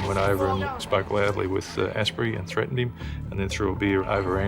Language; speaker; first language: English; native; English